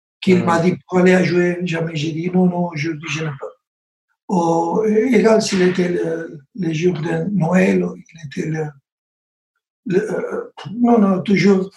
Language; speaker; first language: French; non-native, learner; Spanish